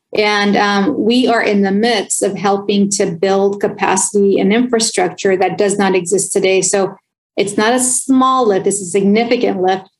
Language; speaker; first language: English; early bilingual, other home language; Spanish